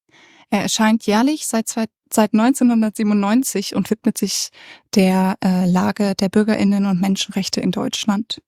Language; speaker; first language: German; native; German